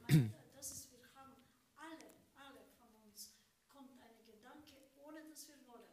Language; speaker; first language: German; non-native, learner; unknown